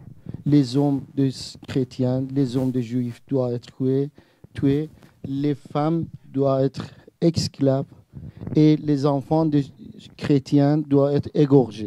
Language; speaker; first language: French; non-native, learner; Persian